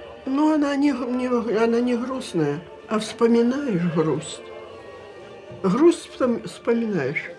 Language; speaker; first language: Russian; native; Russian